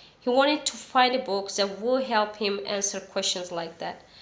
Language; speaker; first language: English; non-native, fluent; Azerbaijani